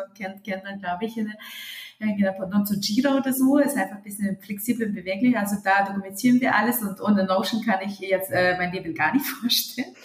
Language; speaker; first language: German; non-native, fluent; Russian